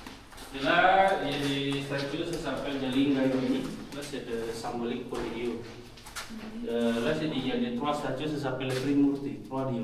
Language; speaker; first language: French; non-native, learner; Balinese